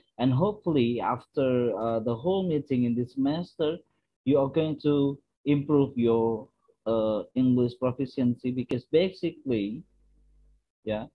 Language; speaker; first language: English; non-native, fluent; Indonesian